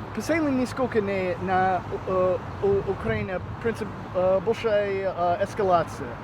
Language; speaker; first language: Russian; non-native, learner; English